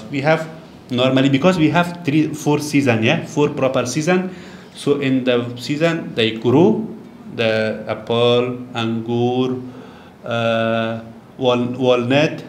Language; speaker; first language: English; non-native, learner; Persian